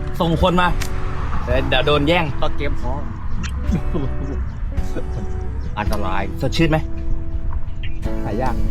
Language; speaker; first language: Thai; native; Thai